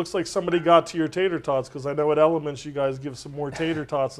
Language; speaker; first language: English; native; English